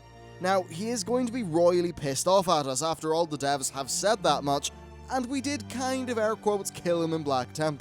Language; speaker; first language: English; native; English